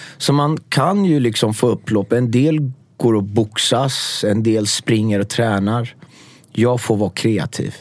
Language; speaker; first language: Swedish; early bilingual, other home language; Persian